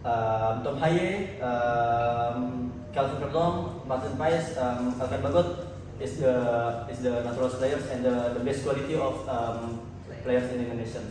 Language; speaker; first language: English; non-native, learner; Indonesian